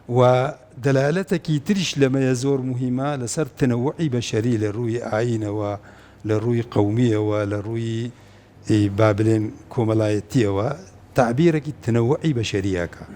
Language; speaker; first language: Central Kurdish; non-native, local second language; Kurdish